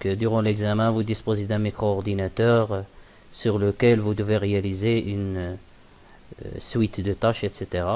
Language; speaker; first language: French; non-native, local second language; Arabic